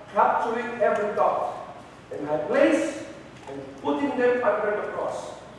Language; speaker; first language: English; non-native, local second language; Filipino